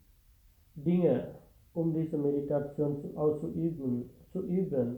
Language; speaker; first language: German; non-native, fluent; Sinhala